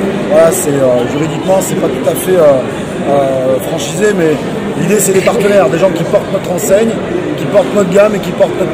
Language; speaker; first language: French; native; French